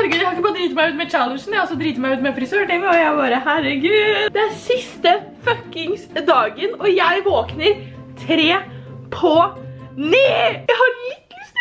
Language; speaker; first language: Norwegian; native; Norwegian